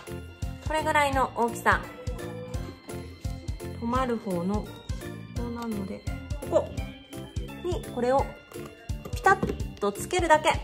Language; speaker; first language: Japanese; native; Japanese